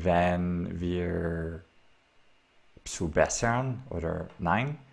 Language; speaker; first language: German; non-native, learner; English